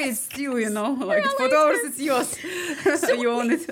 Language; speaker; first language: English; non-native, learner; Ukrainian